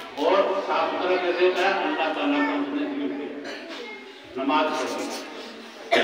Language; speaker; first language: Urdu; native; Urdu